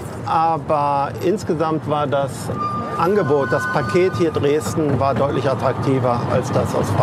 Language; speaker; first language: German; native; German